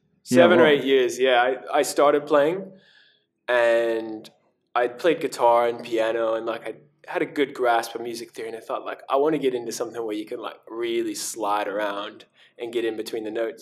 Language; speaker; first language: English; native; English